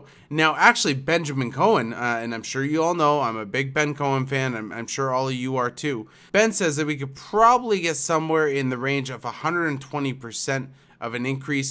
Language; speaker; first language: English; native; English